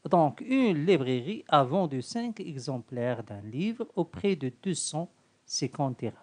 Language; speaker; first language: French; non-native, local second language; Arabic